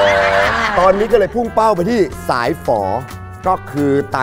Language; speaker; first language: Thai; native; Thai